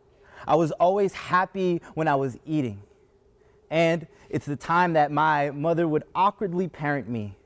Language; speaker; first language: English; early bilingual, other home language; Spanish